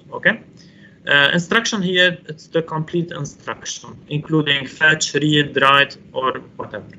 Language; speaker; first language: English; non-native, local second language; Arabic